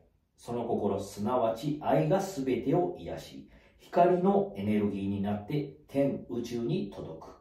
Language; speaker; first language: Japanese; native; Japanese